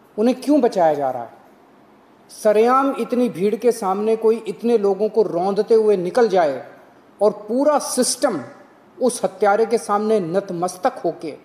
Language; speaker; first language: Hindi; native; Hindi